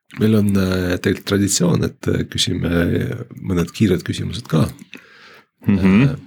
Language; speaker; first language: Estonian; non-native, local second language; Russian